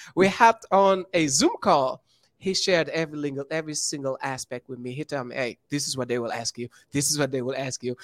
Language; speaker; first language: English; non-native, fluent; Wolof